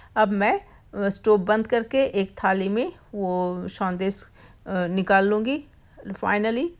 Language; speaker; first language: Hindi; non-native, local second language; Bangla